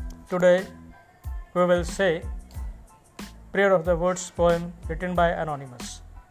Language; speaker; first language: English; non-native, local second language; Punjabi